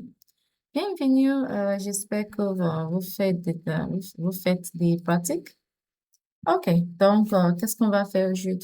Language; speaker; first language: French; non-native, fluent; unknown